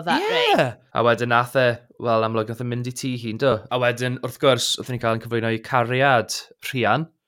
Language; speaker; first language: Welsh; native; Welsh